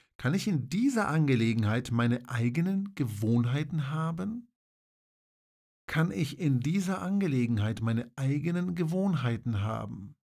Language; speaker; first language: German; non-native, fluent; Polish